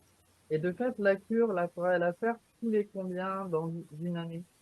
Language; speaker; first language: French; native; French